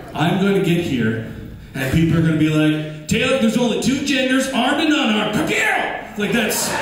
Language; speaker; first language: English; native; English